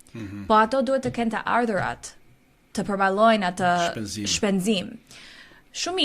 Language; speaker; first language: Albanian; early bilingual, heritage; Albanian